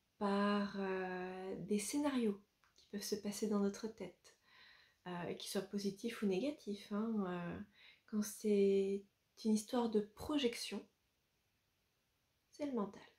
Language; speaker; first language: French; native; French